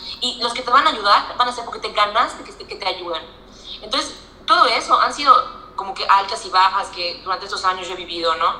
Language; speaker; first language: Spanish; native; Spanish